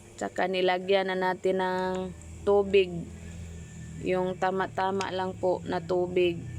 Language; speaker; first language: Filipino; non-native, local second language; Cebuano